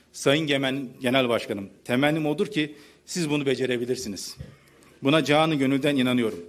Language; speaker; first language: Turkish; native; Turkish